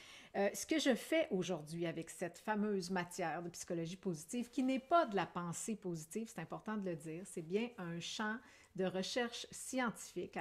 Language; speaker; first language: French; native; French